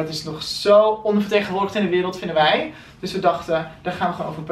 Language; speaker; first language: Dutch; native; Dutch